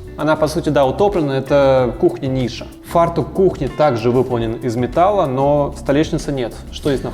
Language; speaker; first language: Russian; native; Russian